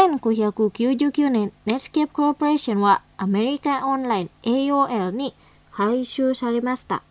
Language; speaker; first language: Japanese; non-native, fluent; Indonesian